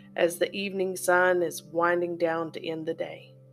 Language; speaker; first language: English; native; English